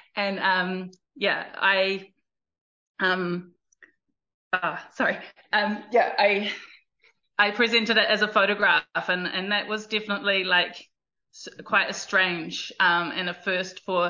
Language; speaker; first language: English; native; English